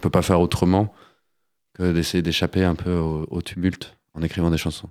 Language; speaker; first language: French; native; French